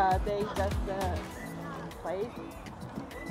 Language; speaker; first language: English; non-native, learner; Mongolian